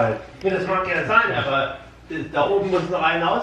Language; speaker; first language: German; native; German